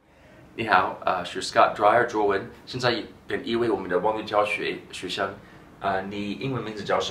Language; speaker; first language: Chinese; non-native, fluent; English